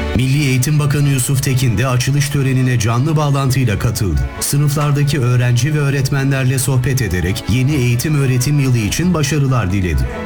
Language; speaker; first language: Turkish; native; Turkish